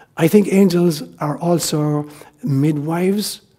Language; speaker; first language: English; native; English